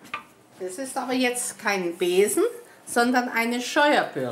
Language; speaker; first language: German; native; German